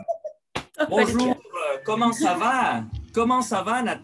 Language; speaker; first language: French; non-native, fluent; Spanish